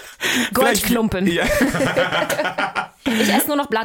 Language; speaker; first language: German; native; German